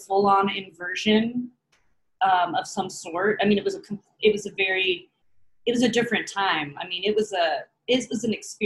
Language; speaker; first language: English; native; English